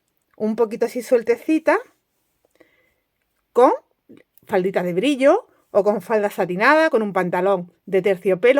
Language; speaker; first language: Spanish; native; Spanish